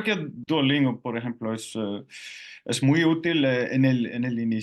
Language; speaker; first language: Spanish; non-native, fluent; Finnish